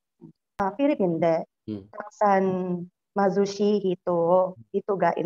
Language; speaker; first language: Japanese; non-native, learner; Filipino